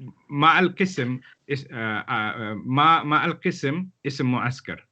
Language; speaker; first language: Arabic; non-native, fluent; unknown